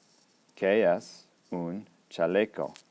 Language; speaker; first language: Spanish; non-native, fluent; English